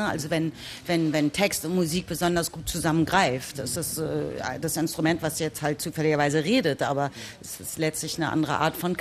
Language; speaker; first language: German; native; German